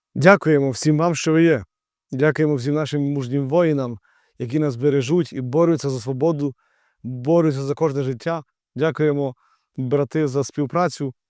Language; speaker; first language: Ukrainian; native; Ukrainian